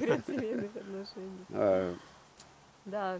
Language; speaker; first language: Russian; native; Russian